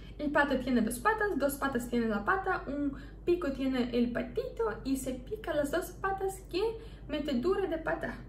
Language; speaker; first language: Spanish; non-native, fluent; Russian